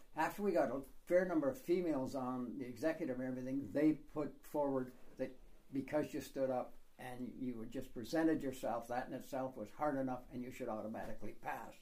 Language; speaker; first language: English; native; English